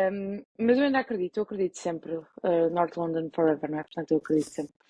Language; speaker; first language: Portuguese; native; Portuguese